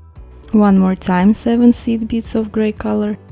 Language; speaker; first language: English; non-native, fluent; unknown